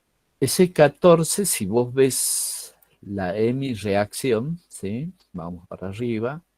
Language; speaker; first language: Spanish; native; Spanish